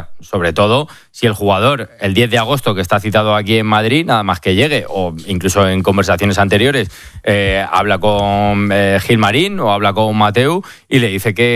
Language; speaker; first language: Spanish; native; Spanish